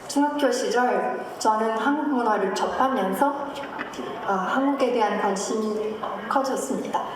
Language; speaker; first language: Korean; non-native, fluent; French